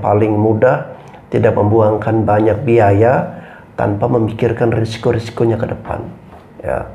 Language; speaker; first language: Indonesian; native; Indonesian